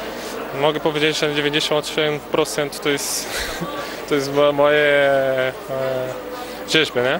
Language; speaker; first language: Polish; non-native, learner; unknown